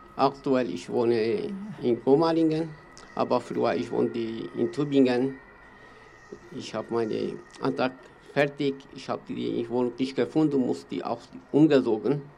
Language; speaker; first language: German; non-native, learner; Kurdish